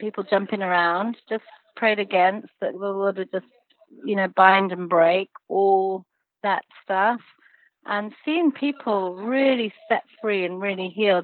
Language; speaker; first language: English; native; English